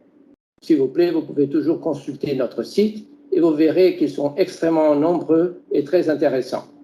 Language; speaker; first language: French; non-native, fluent; Portuguese